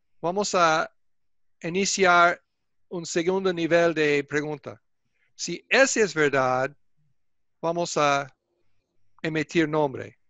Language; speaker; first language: Spanish; non-native, fluent; English